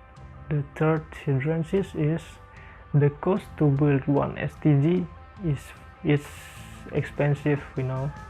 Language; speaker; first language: English; non-native, learner; Indonesian